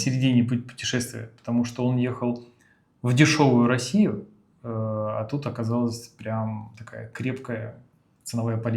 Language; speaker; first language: Russian; native; Russian